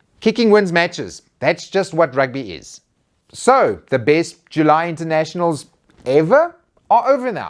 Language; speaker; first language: English; native; English